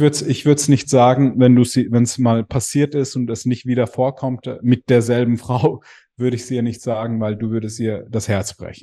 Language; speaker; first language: German; native; German